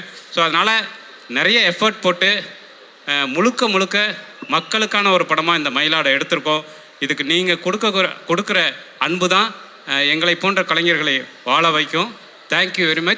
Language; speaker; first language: Tamil; native; Tamil